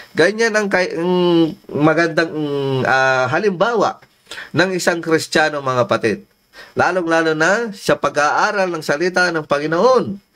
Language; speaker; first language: Filipino; non-native, local second language; Iloko